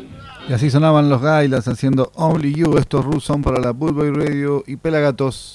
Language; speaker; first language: Spanish; native; Spanish